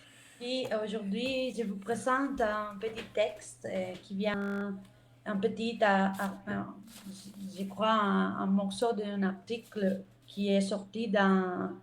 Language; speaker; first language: French; non-native, learner; Spanish